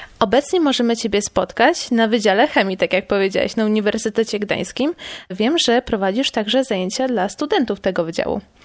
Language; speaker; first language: Polish; native; Polish